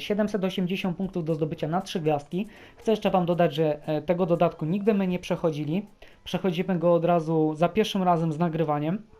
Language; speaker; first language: Polish; native; Polish